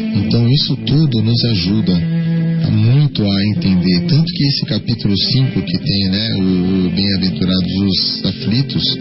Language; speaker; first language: Portuguese; native; Portuguese